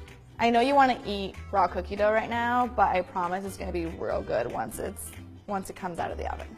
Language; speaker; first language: English; native; English